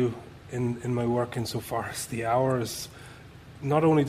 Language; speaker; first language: English; native; English